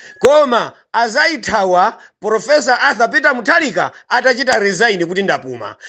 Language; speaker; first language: Nyanja; native; Nyanja